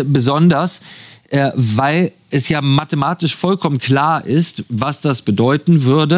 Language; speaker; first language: German; native; German